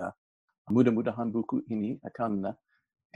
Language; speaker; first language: Indonesian; non-native, fluent; English